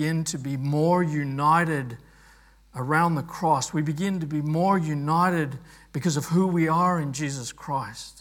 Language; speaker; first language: English; native; English